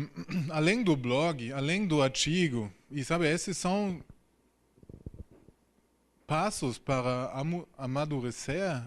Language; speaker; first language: Portuguese; non-native, fluent; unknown